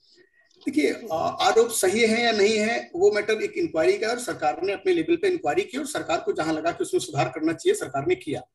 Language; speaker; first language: Hindi; native; Hindi